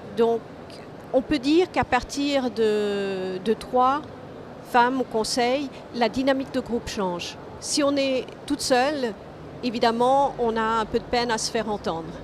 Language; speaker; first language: French; non-native, fluent; English